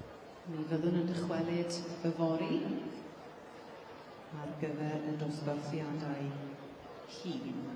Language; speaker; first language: Welsh; native; Welsh